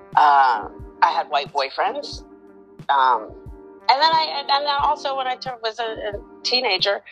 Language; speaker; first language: English; native; English